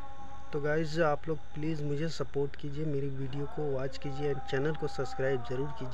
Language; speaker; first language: Hindi; native; Hindi